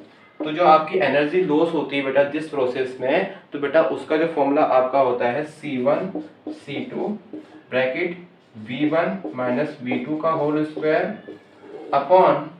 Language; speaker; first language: Hindi; native; Hindi